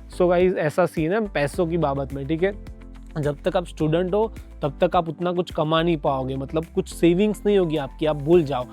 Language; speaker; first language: Hindi; non-native, local second language; Gujarati